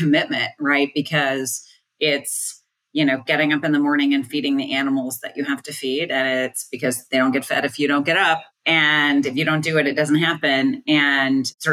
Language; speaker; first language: English; native; English